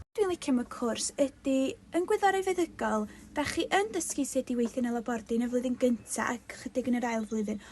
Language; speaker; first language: Welsh; native; Welsh